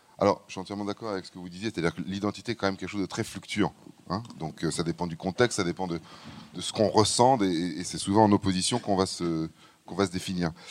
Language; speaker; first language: French; native; French